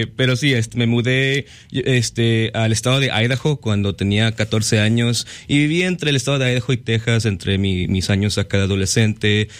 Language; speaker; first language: Spanish; early bilingual, heritage; Spanish